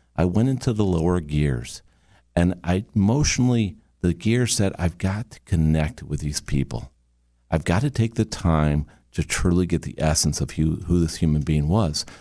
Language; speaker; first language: English; native; English